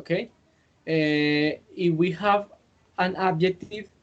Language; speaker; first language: English; non-native, fluent; Spanish